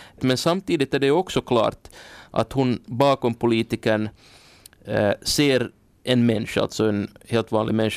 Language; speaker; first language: Swedish; native; Swedish